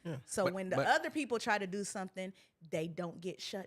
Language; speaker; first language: English; native; English